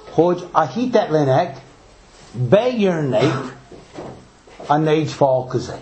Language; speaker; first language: Hungarian; non-native, fluent; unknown